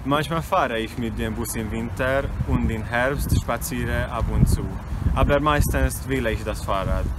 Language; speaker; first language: German; non-native, learner; Hungarian